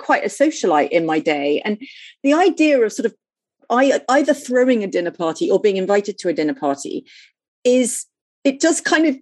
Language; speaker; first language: English; native; English